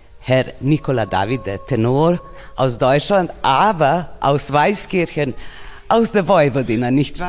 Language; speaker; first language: German; non-native, fluent; Serbian